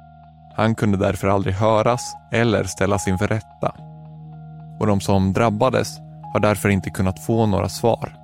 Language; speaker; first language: Swedish; native; Swedish